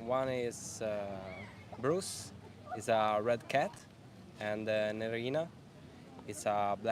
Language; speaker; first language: English; non-native, learner; Italian